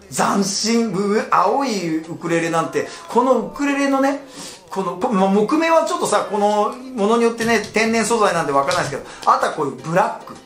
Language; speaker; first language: Japanese; native; Japanese